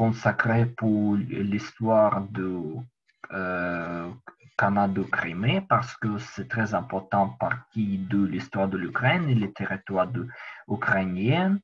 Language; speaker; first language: French; non-native, learner; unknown